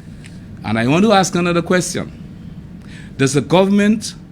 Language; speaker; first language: English; non-native, local second language; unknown